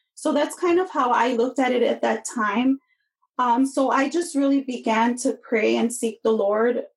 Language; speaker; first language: English; native; English